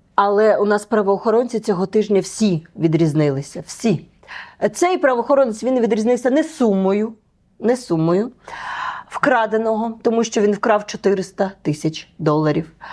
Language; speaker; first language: Ukrainian; native; Ukrainian